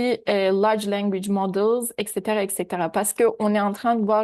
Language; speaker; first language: French; native; French